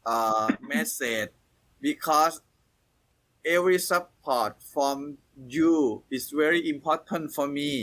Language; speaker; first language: English; non-native, learner; Thai